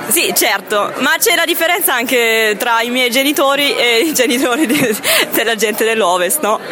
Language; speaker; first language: Italian; non-native, fluent; German